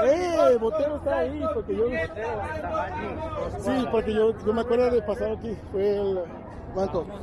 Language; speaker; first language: Spanish; non-native, learner; English